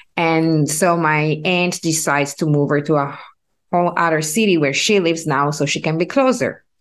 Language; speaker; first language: English; non-native, fluent; Italian